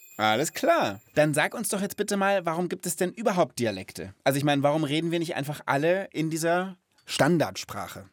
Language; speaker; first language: German; native; German